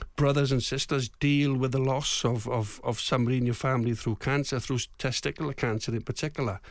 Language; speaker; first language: English; native; English